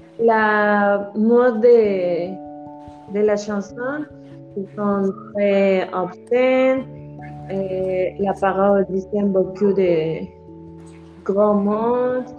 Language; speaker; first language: French; non-native, learner; Spanish